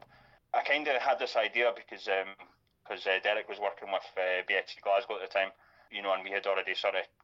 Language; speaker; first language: English; native; English